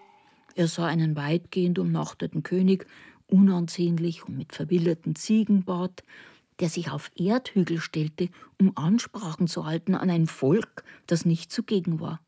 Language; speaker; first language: German; native; German